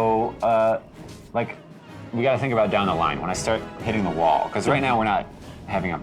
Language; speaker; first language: English; native; English